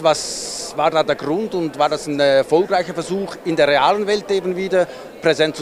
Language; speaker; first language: German; native; German